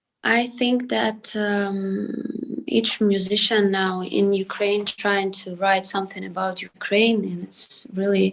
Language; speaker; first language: English; non-native, learner; Ukrainian